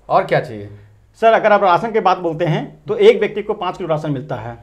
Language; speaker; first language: Hindi; native; Hindi